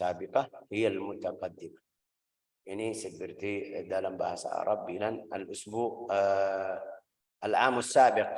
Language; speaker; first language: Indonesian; non-native, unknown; Arabic